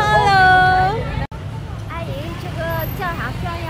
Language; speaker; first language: Chinese; non-native, fluent; Vietnamese